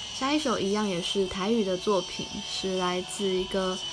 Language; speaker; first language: Chinese; non-native, local second language; Min Nan Chinese